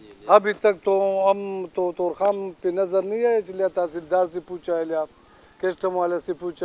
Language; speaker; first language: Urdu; non-native, local second language; Pashto